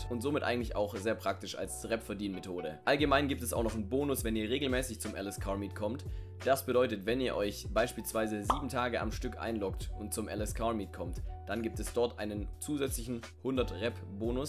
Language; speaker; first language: German; native; German